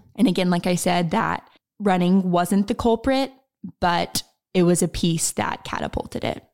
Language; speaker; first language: English; native; English